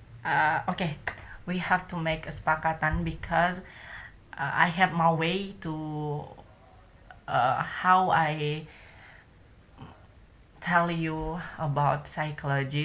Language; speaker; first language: English; non-native, learner; Indonesian